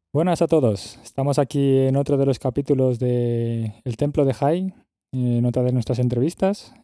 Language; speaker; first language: Spanish; native; Spanish